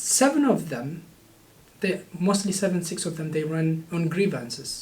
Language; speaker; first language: English; non-native, fluent; Oromo